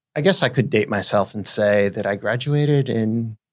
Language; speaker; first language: English; native; English